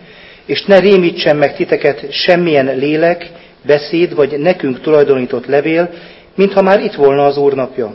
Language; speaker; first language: Hungarian; native; Hungarian